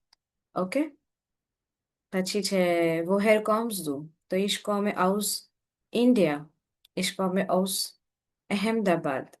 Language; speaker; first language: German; non-native, fluent; Gujarati